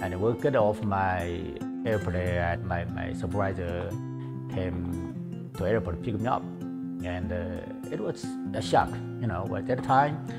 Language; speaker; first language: English; non-native, fluent; Chinese